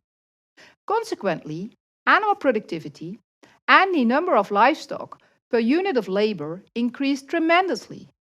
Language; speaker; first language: English; non-native, fluent; Dutch